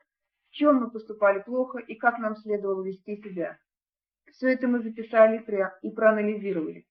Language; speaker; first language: Russian; native; Russian